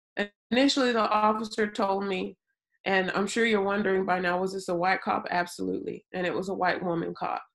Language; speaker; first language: English; native; English